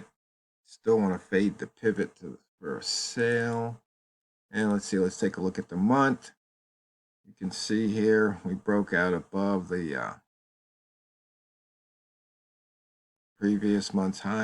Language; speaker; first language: English; native; English